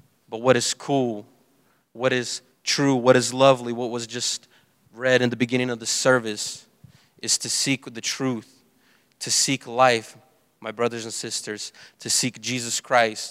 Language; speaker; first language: English; native; English